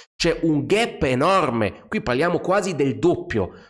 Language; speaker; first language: Italian; non-native, fluent; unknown